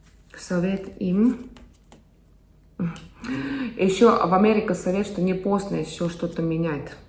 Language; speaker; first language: Russian; non-native, fluent; Estonian